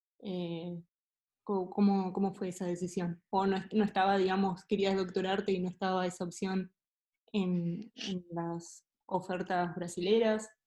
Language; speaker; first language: Spanish; native; Spanish